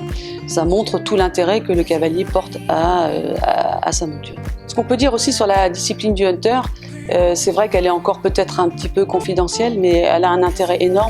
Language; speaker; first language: French; native; French